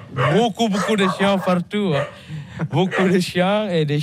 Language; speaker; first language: French; non-native, learner; Balinese